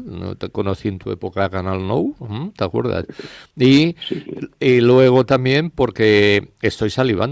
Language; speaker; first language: Spanish; native; Spanish